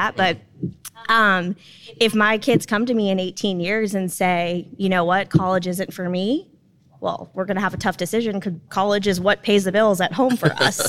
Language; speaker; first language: English; native; English